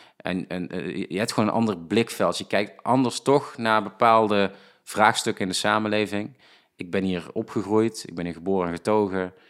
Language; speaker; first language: Dutch; native; Dutch